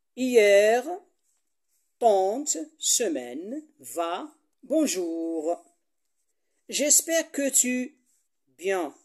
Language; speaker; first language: French; non-native, local second language; Arabic